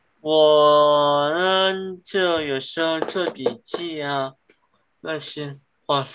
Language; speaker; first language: Chinese; early bilingual, heritage; English